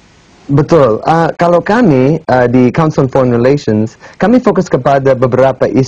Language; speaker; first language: Indonesian; non-native, fluent; English